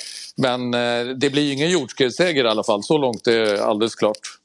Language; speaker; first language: Swedish; native; Swedish